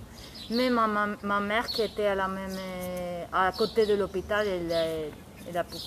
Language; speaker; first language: French; non-native, learner; Spanish